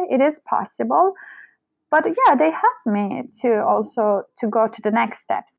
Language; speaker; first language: English; non-native, fluent; Turkish